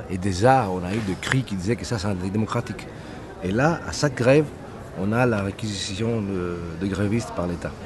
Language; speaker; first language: French; non-native, fluent; Greek